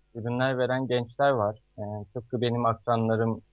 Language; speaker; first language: Turkish; native; Turkish